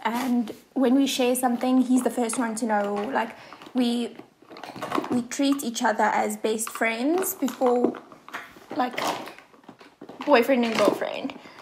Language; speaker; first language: English; non-native, local second language; Afrikaans